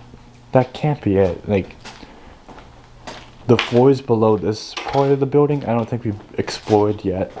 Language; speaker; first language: English; native; English